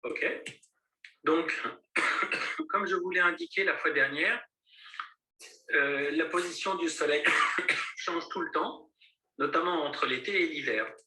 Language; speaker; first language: French; native; French